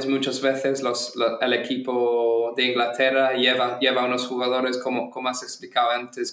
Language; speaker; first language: Spanish; non-native, fluent; English